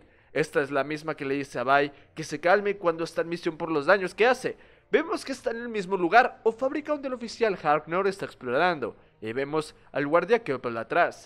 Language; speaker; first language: Spanish; native; Spanish